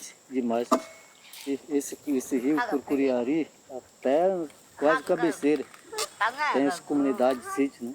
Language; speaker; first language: Portuguese; non-native, local second language; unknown